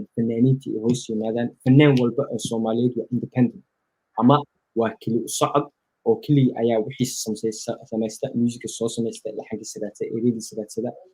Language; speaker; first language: Somali; early bilingual, heritage; Somali